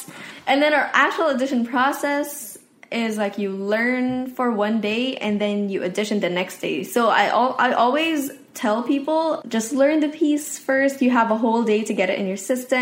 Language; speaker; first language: English; non-native, local second language; Filipino